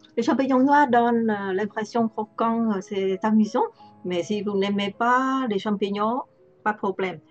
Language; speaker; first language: French; non-native, learner; Vietnamese